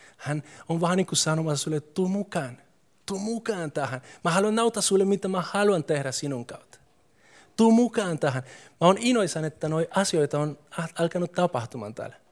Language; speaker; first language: Finnish; non-native, fluent; Spanish